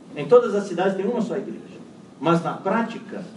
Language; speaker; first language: Portuguese; non-native, fluent; Chinese